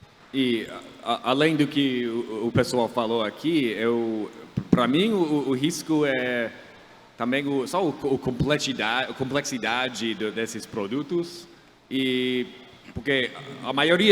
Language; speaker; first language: Portuguese; non-native, fluent; English